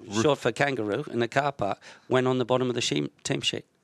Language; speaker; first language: English; native; English